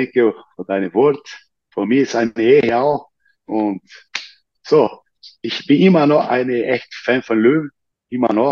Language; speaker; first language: German; non-native, fluent; Portuguese